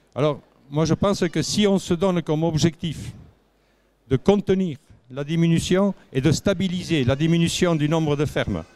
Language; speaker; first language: French; native; French